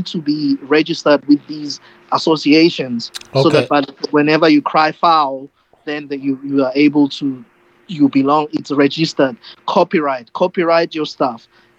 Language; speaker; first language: English; non-native, local second language; Zulu